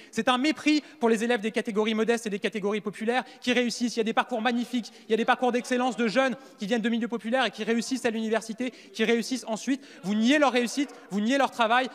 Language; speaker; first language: French; native; French